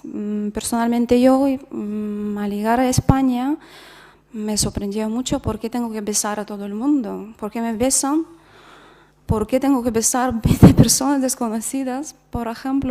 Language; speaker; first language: Spanish; non-native, fluent; Russian